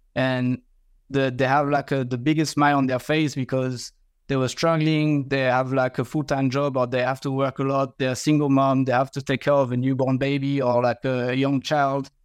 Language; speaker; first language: English; non-native, fluent; French